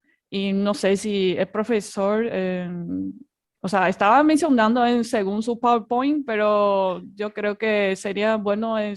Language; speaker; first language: Spanish; non-native, fluent; Chinese